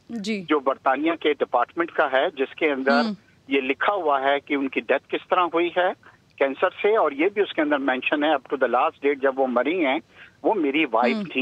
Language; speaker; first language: Urdu; native; Urdu